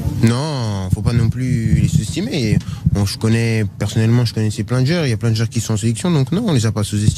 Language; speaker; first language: French; native; French